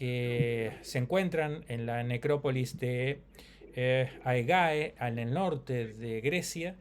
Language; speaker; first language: Spanish; native; Spanish